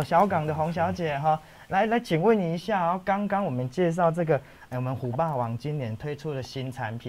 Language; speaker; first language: Chinese; native; Chinese